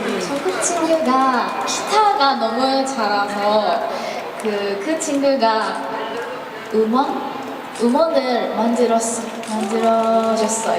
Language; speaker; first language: Korean; non-native, fluent; Japanese